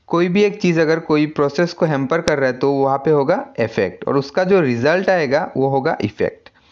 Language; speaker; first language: Hindi; non-native, local second language; Assamese